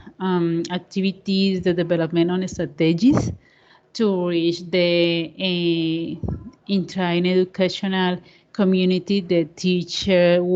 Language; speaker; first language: English; non-native, learner; Spanish